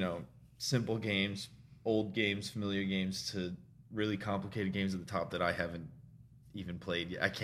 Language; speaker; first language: English; native; English